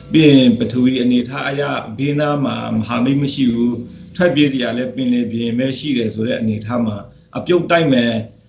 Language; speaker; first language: Burmese; non-native, local second language; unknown